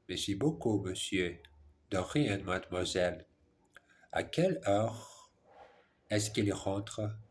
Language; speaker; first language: French; non-native, learner; Portuguese